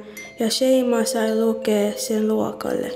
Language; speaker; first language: Finnish; non-native, learner; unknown